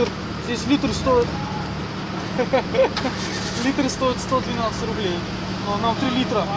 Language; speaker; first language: Russian; native; Russian